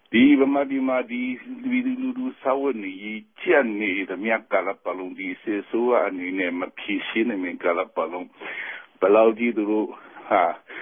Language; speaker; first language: Burmese; native; Burmese